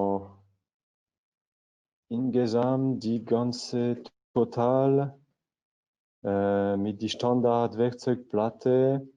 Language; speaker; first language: German; non-native, learner; French